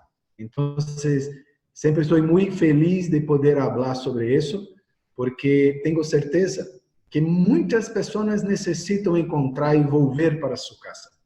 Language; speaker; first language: Spanish; non-native, learner; Portuguese